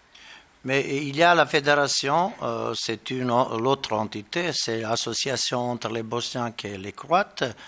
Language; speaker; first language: French; non-native, learner; Bosnian